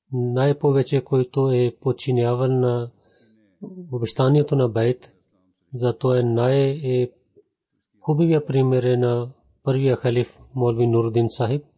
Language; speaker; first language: Bulgarian; non-native, fluent; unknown